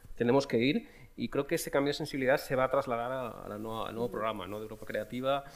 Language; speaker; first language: Spanish; native; Spanish